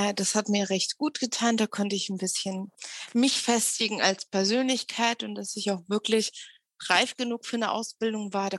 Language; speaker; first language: German; early bilingual, other home language; Russian